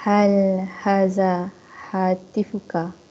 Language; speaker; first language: Arabic; non-native, learner; Malay